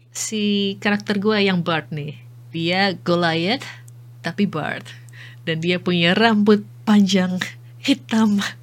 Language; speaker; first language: Indonesian; native; Indonesian